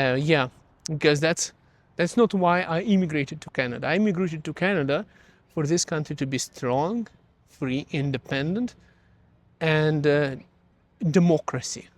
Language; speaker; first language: English; early bilingual, other home language; Russian